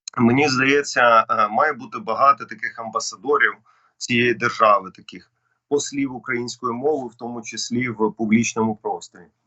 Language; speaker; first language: Ukrainian; non-native, local second language; Russian